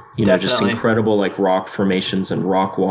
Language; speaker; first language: English; native; English